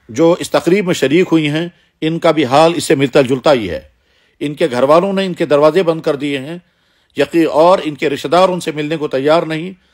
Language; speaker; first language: Urdu; non-native, local second language; Kashmiri